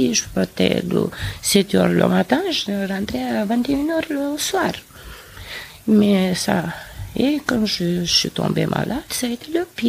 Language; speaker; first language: French; non-native, fluent; Romanian